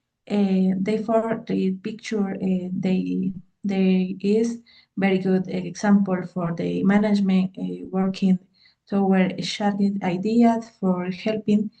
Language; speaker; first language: English; non-native, learner; Spanish